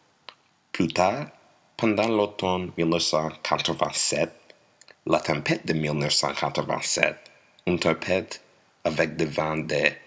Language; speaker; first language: French; non-native, learner; English